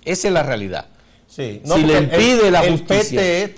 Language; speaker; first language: Spanish; native; Spanish